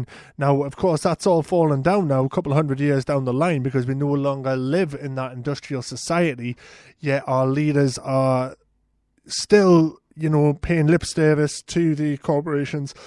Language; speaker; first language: English; native; English